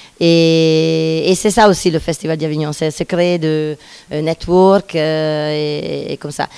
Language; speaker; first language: French; non-native, fluent; Italian